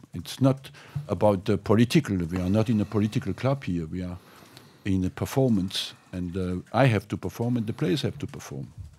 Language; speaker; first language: English; non-native, fluent; French